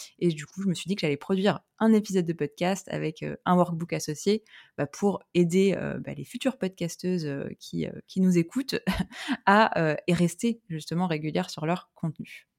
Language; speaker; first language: French; native; French